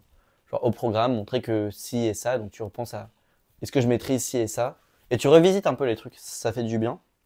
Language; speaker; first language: French; native; French